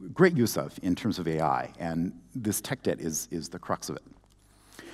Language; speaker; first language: English; native; English